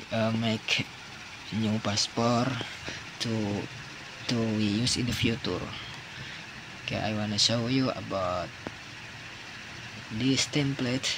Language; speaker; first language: English; non-native, learner; Indonesian